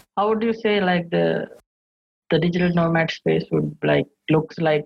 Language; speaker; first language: English; non-native, local second language; Sinhala